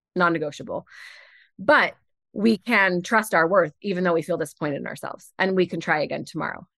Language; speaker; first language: English; native; English